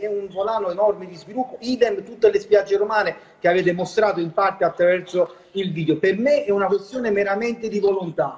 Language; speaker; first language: Italian; native; Italian